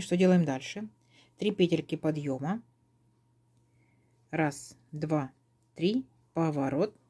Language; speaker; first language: Russian; native; Russian